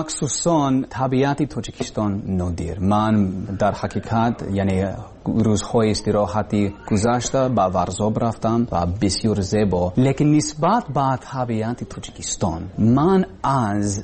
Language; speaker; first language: Persian; non-native, learner; English